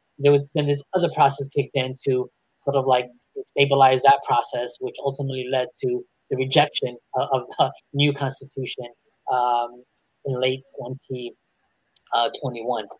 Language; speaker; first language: English; early bilingual, other home language; Spanish